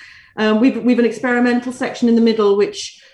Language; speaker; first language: English; native; English